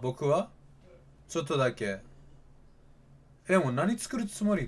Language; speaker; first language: Japanese; non-native, learner; Persian